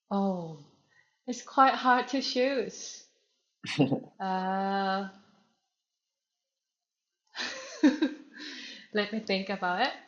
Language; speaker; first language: English; non-native, learner; Thai